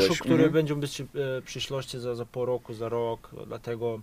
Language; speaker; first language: Polish; non-native, fluent; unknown